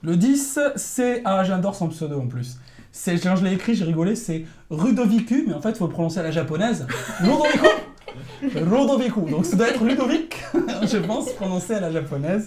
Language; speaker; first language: French; native; French